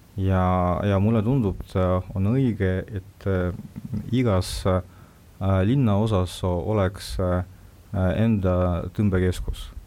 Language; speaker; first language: Estonian; non-native, local second language; Russian